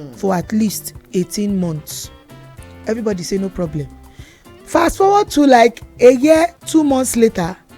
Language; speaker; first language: Nigerian Pidgin; native; Nigerian Pidgin